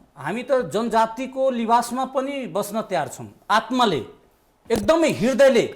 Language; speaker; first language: Nepali; non-native, local second language; Maithili